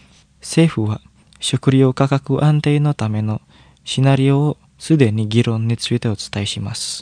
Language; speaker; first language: Japanese; non-native, fluent; Indonesian